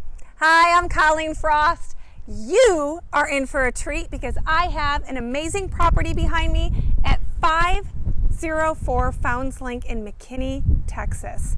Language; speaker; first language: English; native; English